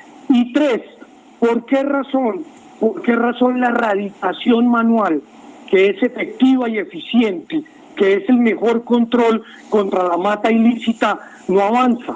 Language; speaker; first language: Spanish; native; Spanish